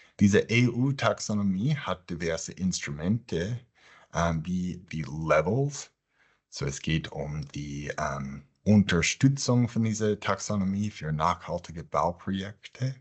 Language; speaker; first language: German; non-native, fluent; English